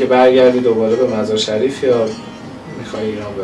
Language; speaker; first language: Persian; native; Persian